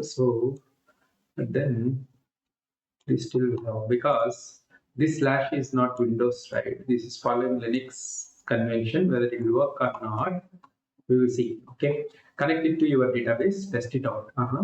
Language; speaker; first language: English; non-native, local second language; Telugu